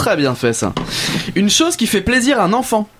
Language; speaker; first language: French; native; French